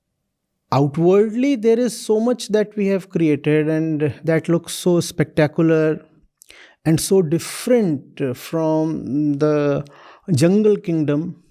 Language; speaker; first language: English; non-native, local second language; Hindi